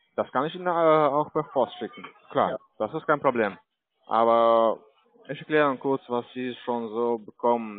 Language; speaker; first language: German; non-native, learner; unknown